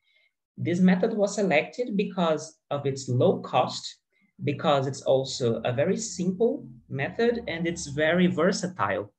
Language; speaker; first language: English; non-native, fluent; Portuguese